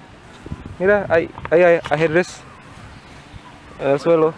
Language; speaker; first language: Spanish; non-native, learner; Indonesian